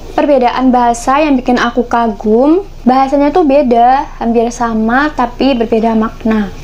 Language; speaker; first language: Indonesian; native; Indonesian